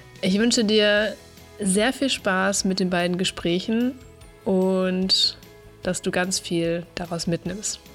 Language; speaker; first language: German; native; German